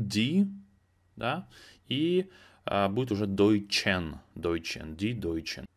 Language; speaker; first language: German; non-native, fluent; Russian